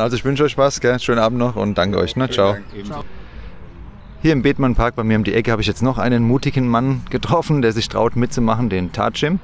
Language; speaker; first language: German; native; German